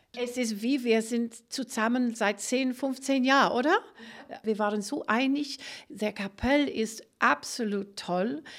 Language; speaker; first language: German; non-native, fluent; English